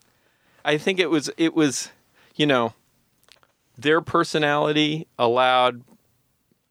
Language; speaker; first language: English; native; English